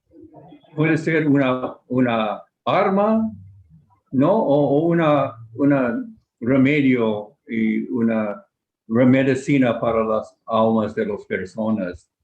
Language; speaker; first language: Spanish; non-native, fluent; English